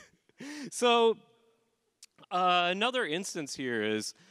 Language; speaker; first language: English; native; English